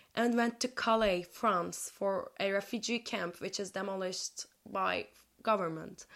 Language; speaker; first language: English; non-native, fluent; Turkish